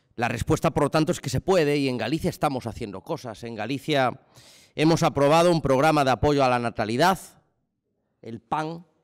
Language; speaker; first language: Spanish; native; Spanish